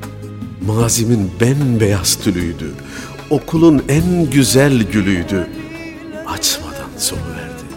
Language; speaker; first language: Turkish; native; Turkish